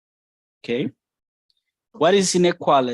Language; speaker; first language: English; non-native, fluent; Portuguese